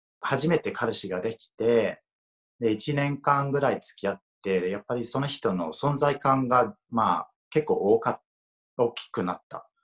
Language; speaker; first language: Japanese; non-native, fluent; English